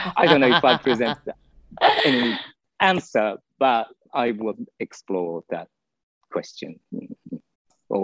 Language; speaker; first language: English; non-native, fluent; Japanese